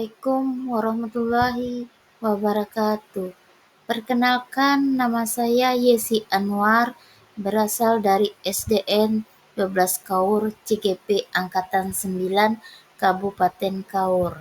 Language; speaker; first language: Indonesian; native; Indonesian